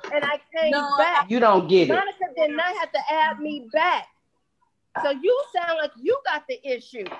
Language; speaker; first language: English; native; English